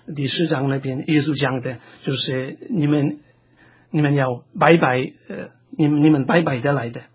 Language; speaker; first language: Chinese; non-native, fluent; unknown